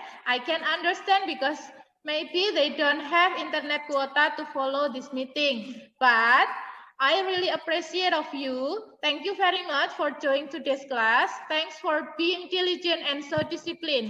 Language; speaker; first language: English; non-native, fluent; Indonesian